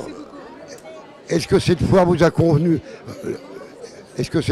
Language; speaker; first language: French; native; French